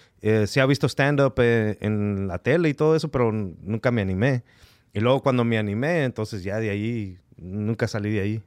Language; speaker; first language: Spanish; early bilingual, heritage; Spanish